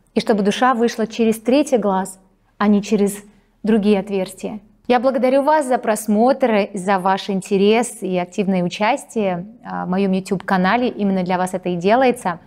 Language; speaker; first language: Russian; native; Russian